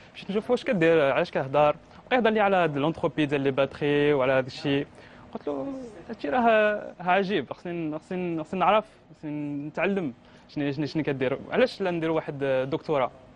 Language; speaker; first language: Arabic; early bilingual, heritage; Arabic